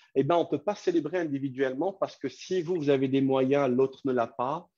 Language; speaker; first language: French; non-native, local second language; Kabyle